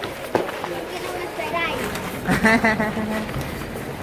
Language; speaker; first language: Spanish; early bilingual, other home language; English